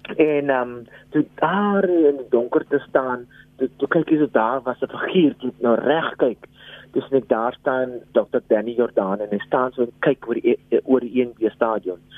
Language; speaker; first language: Afrikaans; non-native, local second language; English